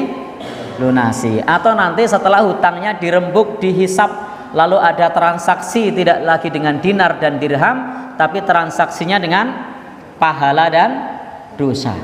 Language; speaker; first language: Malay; non-native, local second language; Javanese